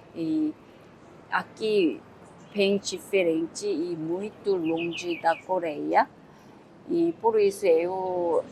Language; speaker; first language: Portuguese; non-native, learner; Korean